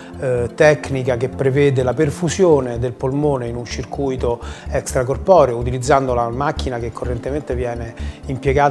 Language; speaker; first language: Italian; native; Italian